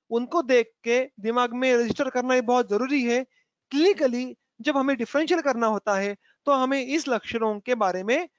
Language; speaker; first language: Hindi; non-native, local second language; Marathi